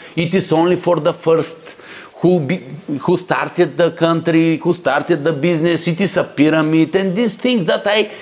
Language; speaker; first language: English; non-native, learner; Bulgarian